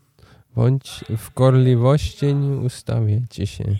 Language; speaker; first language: Polish; non-native, learner; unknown